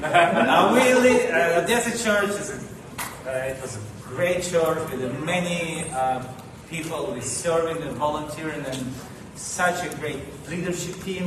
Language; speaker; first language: English; non-native, learner; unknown